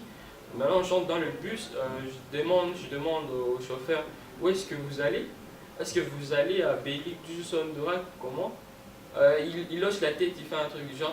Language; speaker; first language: French; non-native, local second language; Lingala